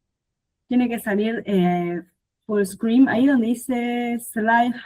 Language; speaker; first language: Spanish; native; Spanish